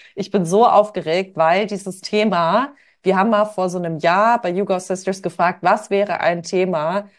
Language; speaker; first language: German; native; German